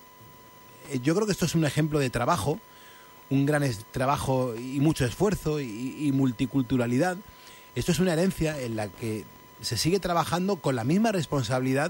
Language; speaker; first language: Spanish; native; Spanish